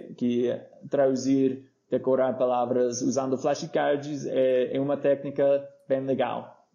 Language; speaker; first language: Portuguese; non-native, fluent; English